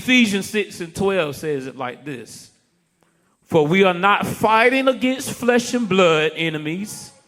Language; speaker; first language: English; native; English